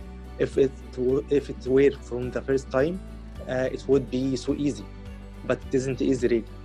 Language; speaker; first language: English; non-native, learner; Arabic